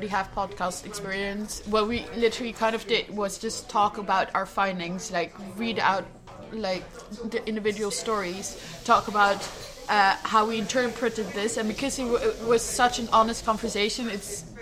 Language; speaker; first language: English; non-native, fluent; Dutch